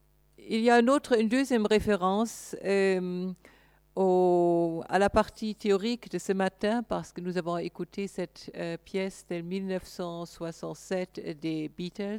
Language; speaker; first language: French; non-native, fluent; German